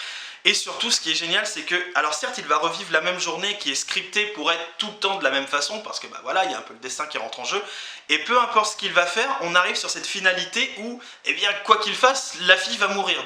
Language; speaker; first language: French; native; French